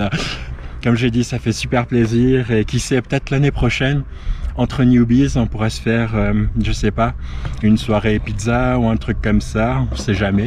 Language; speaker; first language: French; native; French